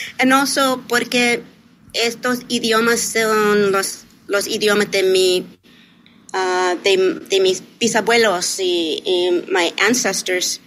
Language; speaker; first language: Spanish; non-native, learner; English